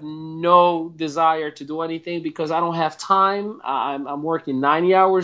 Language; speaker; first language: English; non-native, fluent; Arabic